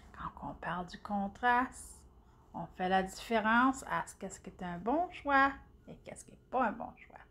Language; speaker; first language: French; native; French